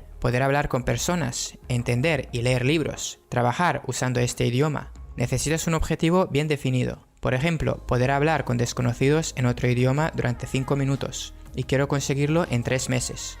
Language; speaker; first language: Spanish; non-native, fluent; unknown